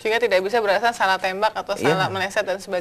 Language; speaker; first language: Indonesian; native; Indonesian